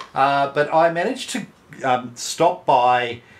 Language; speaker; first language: English; native; English